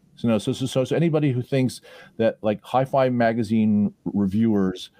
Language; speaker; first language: English; native; English